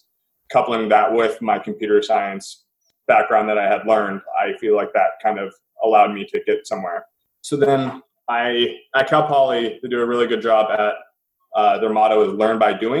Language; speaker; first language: English; native; English